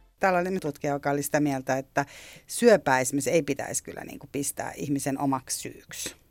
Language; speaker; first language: Finnish; native; Finnish